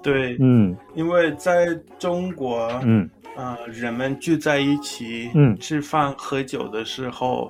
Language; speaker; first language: Chinese; non-native, fluent; English